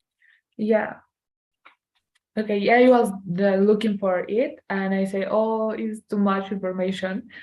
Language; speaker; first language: English; non-native, learner; Spanish